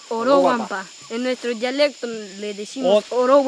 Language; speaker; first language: Spanish; non-native, local second language; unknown